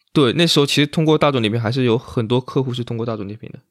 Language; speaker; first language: Chinese; native; Chinese